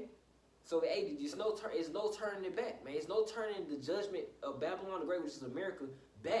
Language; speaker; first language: English; native; English